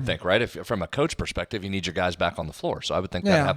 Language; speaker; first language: English; native; English